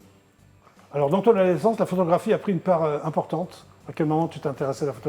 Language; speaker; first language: French; native; French